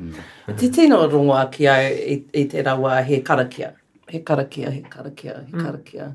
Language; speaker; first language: Māori; non-native, learner; English